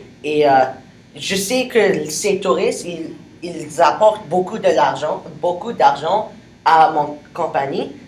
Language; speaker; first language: French; non-native, local second language; English